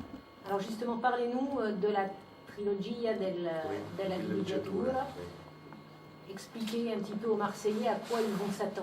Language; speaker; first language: French; native; French